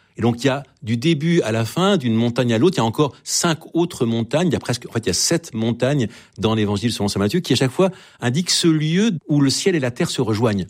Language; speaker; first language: French; native; French